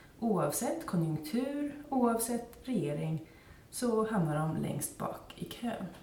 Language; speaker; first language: Swedish; native; Swedish